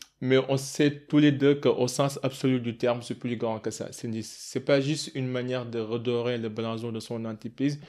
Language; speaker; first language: French; non-native, local second language; Wolof